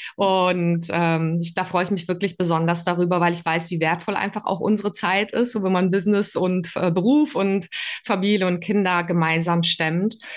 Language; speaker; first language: German; native; German